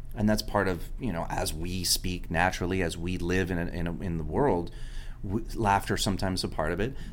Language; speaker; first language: English; early bilingual, other home language; Spanish